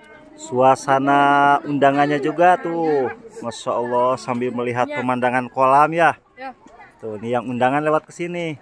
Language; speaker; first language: Indonesian; non-native, local second language; Sundanese